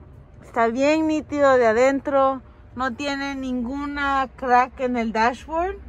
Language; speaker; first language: Spanish; early bilingual, heritage; Spanish